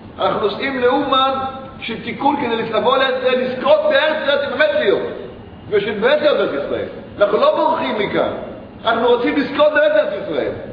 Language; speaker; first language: Hebrew; native; Hebrew